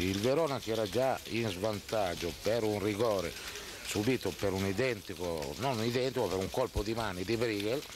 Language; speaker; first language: Italian; native; Italian